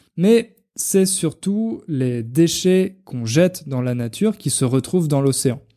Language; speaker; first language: French; native; French